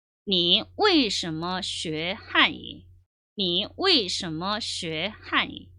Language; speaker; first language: Chinese; non-native, fluent; Korean